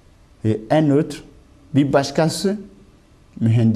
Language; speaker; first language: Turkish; non-native, learner; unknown